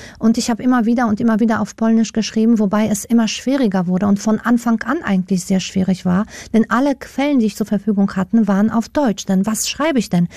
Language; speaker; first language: German; non-native, fluent; Polish